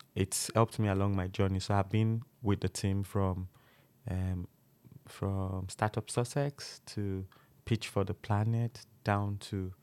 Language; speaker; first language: English; non-native, local second language; Yoruba